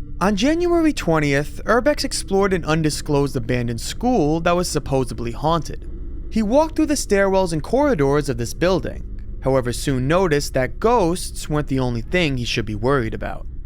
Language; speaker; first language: English; native; English